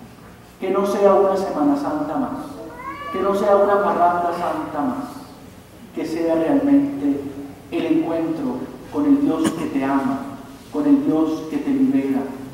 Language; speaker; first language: Spanish; native; Spanish